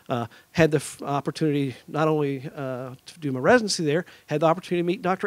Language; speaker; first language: English; native; English